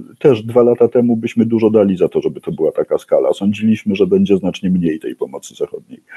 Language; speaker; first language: Polish; native; Polish